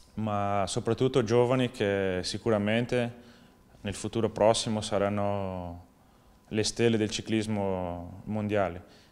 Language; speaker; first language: Italian; non-native, fluent; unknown